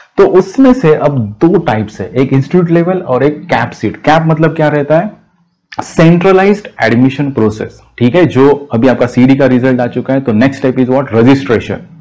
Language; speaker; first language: Hindi; non-native, local second language; Marathi